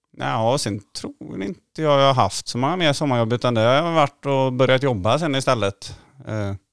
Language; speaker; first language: Swedish; native; Swedish